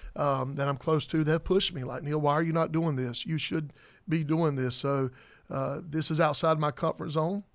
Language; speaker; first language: English; native; English